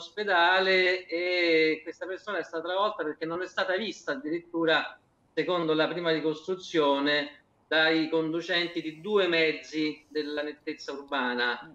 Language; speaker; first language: Italian; native; Italian